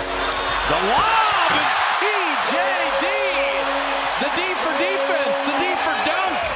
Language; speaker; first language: English; native; English